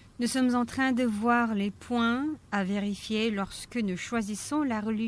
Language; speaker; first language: French; non-native, fluent; Korean